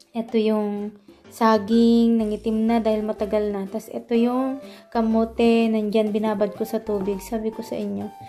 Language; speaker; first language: Filipino; non-native, local second language; Iloko